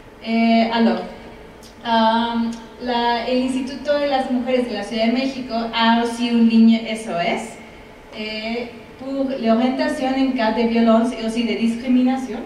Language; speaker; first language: French; non-native, fluent; Spanish